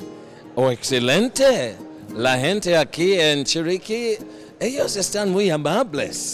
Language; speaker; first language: Spanish; non-native, fluent; English